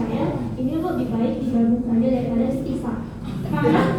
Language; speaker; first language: Indonesian; native; Indonesian